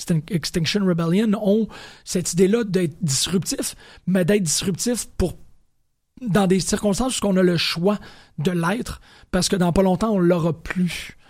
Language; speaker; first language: French; native; French